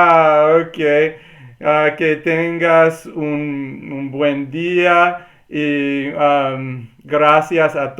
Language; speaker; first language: Spanish; non-native, learner; English